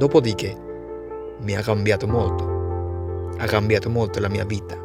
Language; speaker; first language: Italian; non-native, learner; Bangla